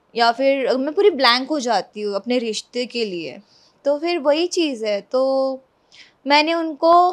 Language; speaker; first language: Hindi; non-native, local second language; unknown